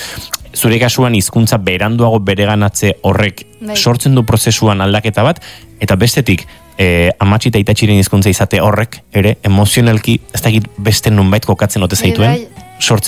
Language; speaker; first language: Basque; native; Basque